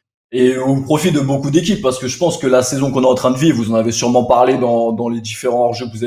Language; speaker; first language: French; native; French